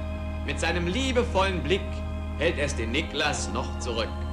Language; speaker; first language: German; native; German